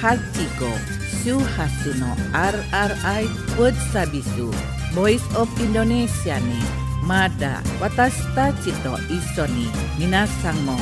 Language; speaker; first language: Japanese; non-native, fluent; Indonesian